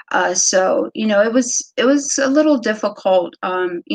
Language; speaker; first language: English; native; English